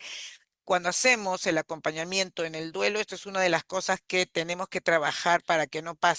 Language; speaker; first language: Spanish; native; Spanish